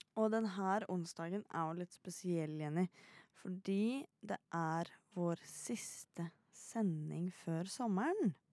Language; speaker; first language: Norwegian; native; Norwegian